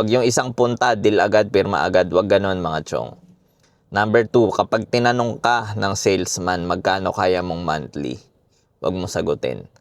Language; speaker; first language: Filipino; native; Filipino